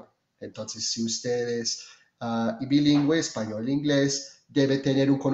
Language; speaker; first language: Spanish; non-native, fluent; French